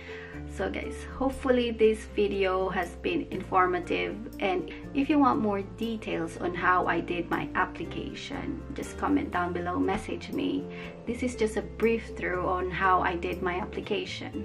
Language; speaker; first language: English; non-native, local second language; Filipino